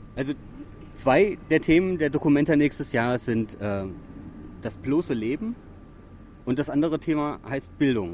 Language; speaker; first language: German; native; German